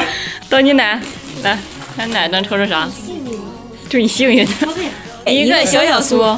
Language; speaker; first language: Chinese; native; Chinese